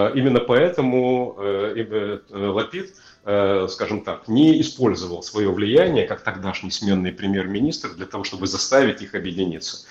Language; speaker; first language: Russian; native; Russian